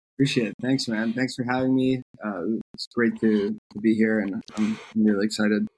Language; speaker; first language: English; non-native, fluent; French